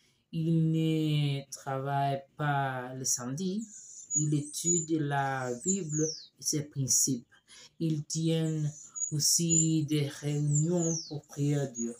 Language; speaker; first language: French; non-native, learner; Spanish